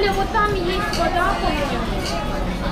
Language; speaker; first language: Russian; native; Russian